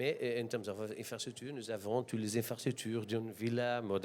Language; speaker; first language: French; non-native, learner; Portuguese